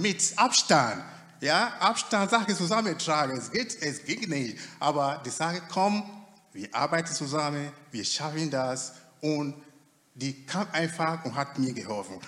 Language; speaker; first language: German; non-native, fluent; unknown